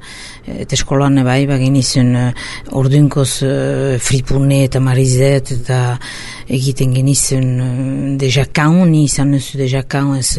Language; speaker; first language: Basque; native; Basque